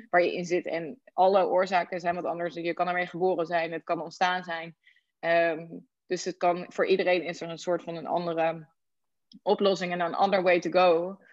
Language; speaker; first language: Dutch; native; Dutch